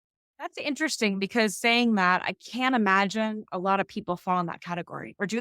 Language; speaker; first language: English; native; English